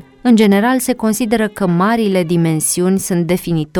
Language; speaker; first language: Romanian; native; Romanian